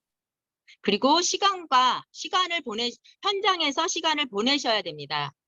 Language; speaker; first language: Korean; native; Korean